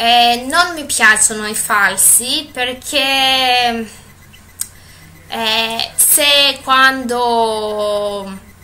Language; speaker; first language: Italian; non-native, learner; Greek